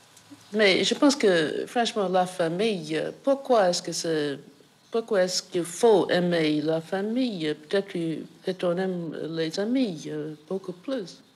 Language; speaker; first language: French; non-native, fluent; English